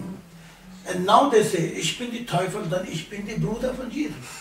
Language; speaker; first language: German; non-native, learner; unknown